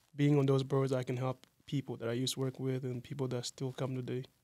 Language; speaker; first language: English; non-native, fluent; Kinyarwanda